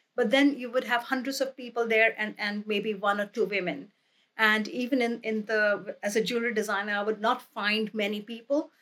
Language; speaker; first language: English; non-native, local second language; Hindi